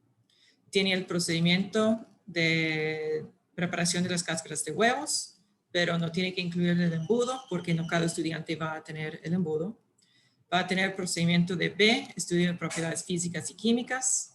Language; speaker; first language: Spanish; non-native, fluent; English